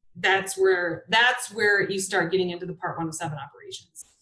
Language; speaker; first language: English; native; English